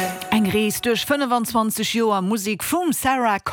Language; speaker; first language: German; non-native, local second language; Luxembourgish